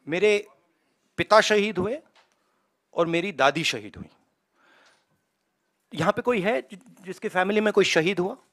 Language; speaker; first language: Hindi; native; Hindi